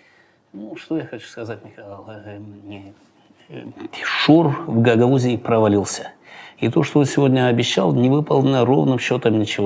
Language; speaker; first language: Russian; non-native, local second language; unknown